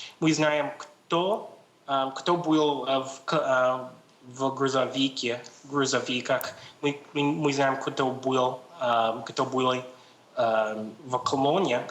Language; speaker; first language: Russian; non-native, learner; English